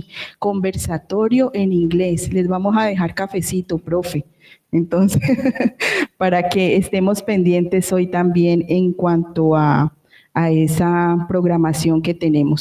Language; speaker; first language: Spanish; native; Spanish